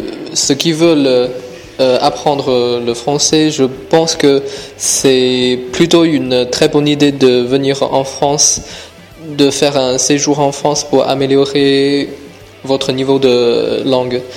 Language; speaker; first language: French; non-native, fluent; Chinese